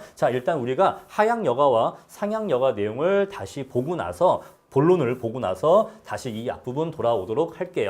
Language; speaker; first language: Korean; native; Korean